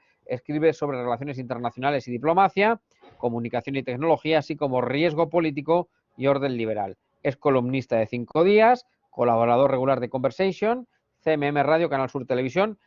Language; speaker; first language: Spanish; native; Spanish